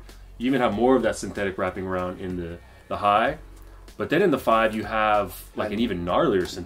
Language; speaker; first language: English; native; English